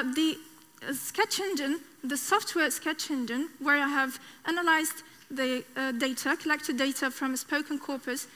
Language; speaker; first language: English; non-native, fluent; Arabic